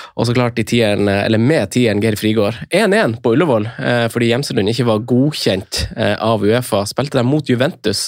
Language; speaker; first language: Norwegian; native; Norwegian